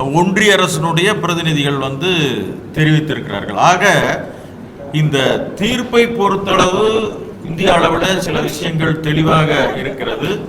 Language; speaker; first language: Tamil; native; Tamil